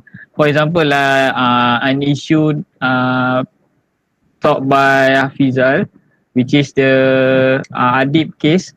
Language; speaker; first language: English; non-native, learner; Malay